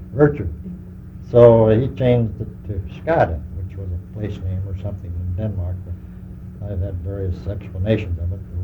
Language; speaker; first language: English; native; English